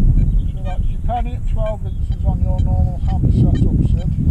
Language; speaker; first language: English; native; English